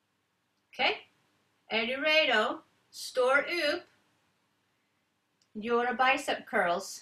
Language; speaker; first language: Swedish; non-native, learner; English